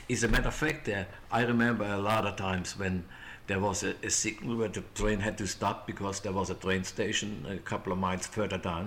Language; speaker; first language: English; non-native, fluent; German